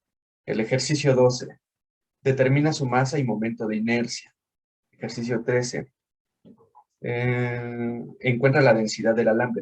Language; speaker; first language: Spanish; native; Spanish